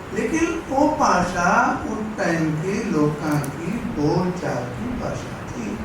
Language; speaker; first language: Hindi; non-native, local second language; Punjabi